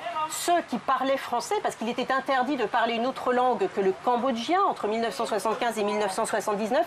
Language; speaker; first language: French; native; French